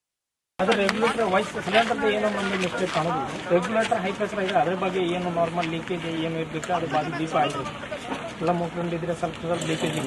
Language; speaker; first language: Kannada; native; Kannada